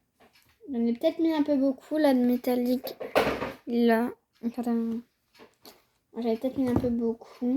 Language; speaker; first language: French; native; French